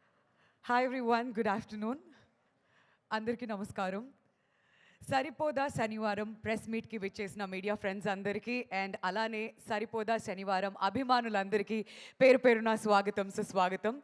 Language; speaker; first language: Telugu; native; Telugu